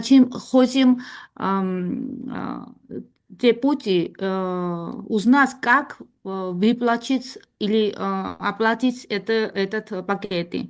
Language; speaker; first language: Russian; non-native, learner; Georgian